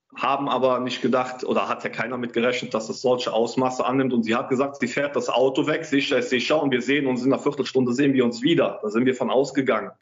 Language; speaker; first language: German; native; German